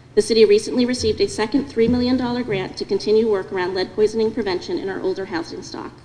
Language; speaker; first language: English; native; English